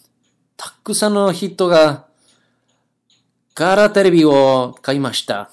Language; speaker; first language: Japanese; non-native, learner; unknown